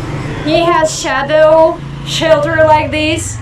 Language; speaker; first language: English; non-native, fluent; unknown